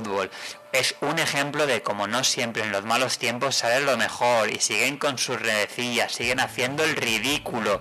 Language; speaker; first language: Spanish; native; Spanish